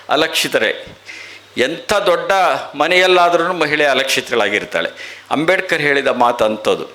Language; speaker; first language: Kannada; native; Kannada